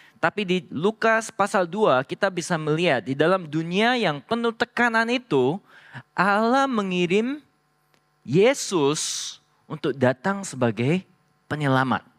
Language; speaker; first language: Indonesian; non-native, fluent; Korean